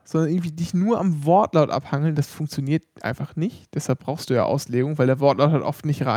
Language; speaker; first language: German; native; German